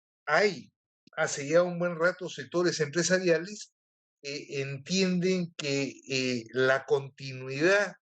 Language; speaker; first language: Spanish; native; Spanish